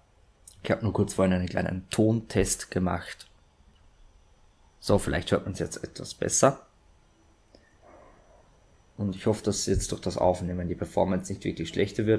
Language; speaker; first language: German; native; German